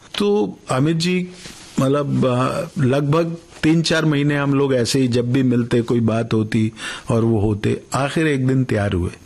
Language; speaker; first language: Hindi; native; Hindi